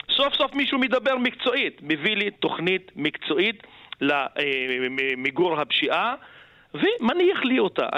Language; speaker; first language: Hebrew; non-native, local second language; Arabic